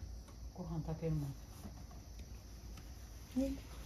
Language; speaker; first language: Japanese; native; Japanese